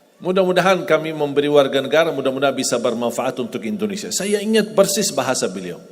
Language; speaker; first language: Indonesian; non-native, fluent; Arabic